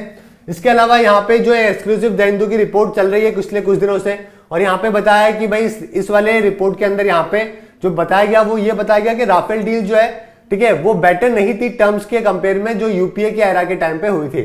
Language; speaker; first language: Hindi; native; Hindi